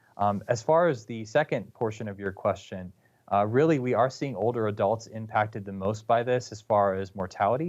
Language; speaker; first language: English; native; English